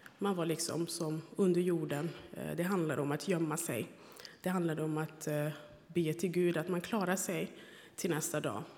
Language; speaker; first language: Swedish; non-native, fluent; Rundi